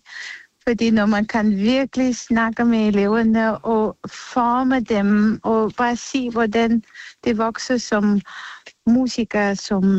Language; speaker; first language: Danish; non-native, fluent; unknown